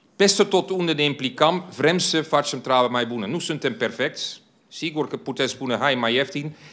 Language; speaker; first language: Romanian; non-native, fluent; Dutch